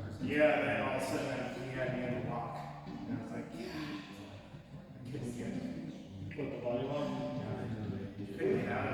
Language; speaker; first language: English; native; English